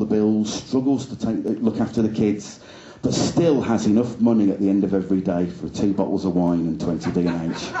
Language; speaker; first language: English; native; English